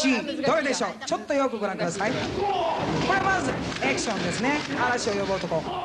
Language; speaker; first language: Japanese; native; Japanese